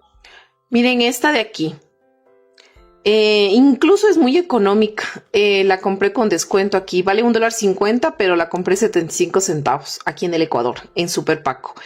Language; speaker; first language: Spanish; native; Spanish